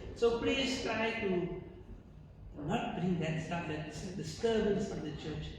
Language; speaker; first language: English; non-native, local second language; Afrikaans